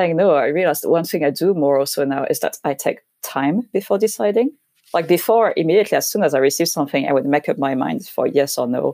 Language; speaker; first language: English; non-native, fluent; French